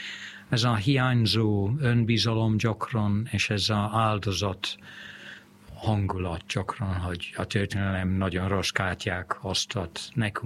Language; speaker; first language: Hungarian; non-native, fluent; English